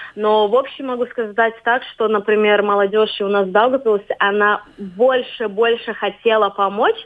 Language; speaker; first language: Russian; non-native, local second language; Latvian